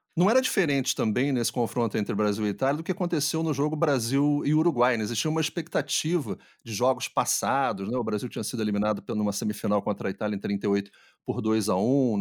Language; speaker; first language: Portuguese; native; Portuguese